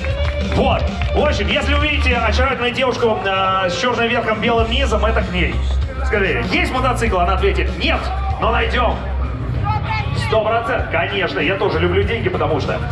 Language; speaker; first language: Russian; native; Russian